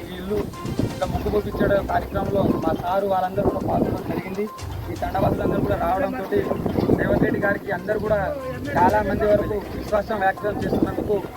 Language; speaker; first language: Telugu; non-native, local second language; Lambadi